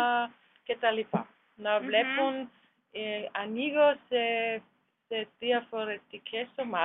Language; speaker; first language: Greek; non-native, learner; German